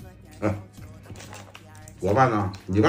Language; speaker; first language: Chinese; native; Chinese